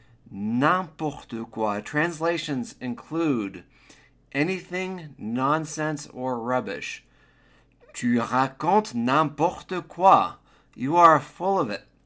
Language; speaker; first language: English; native; English